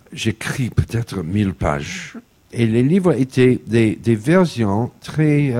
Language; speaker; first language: French; non-native, fluent; English